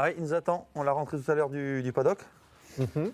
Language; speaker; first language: French; native; French